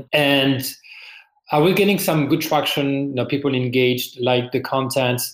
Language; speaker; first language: English; non-native, fluent; French